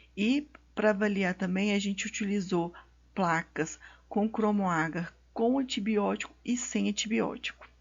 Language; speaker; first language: Portuguese; native; Portuguese